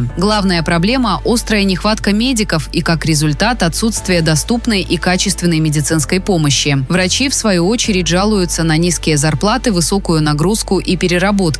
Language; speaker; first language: Russian; native; Russian